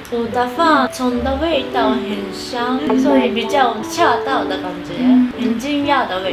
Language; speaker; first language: Chinese; non-native, fluent; Japanese